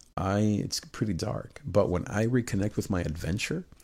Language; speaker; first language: English; early bilingual, other home language; Spanish